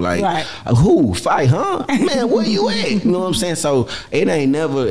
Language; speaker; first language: English; native; English